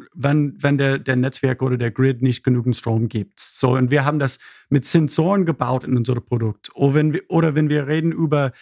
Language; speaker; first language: German; non-native, fluent; English